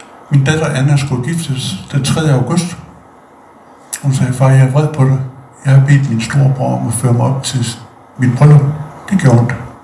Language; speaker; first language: Danish; native; Danish